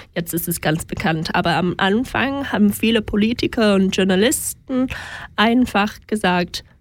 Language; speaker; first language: German; non-native, fluent; English